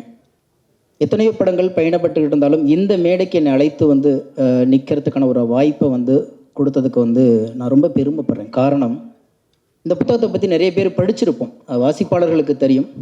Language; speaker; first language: Tamil; native; Tamil